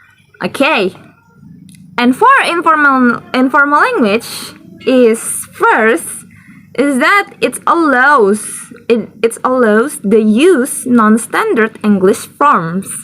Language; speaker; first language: English; non-native, learner; Indonesian